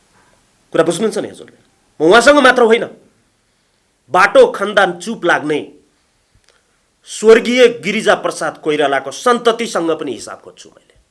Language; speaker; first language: Nepali; native; Nepali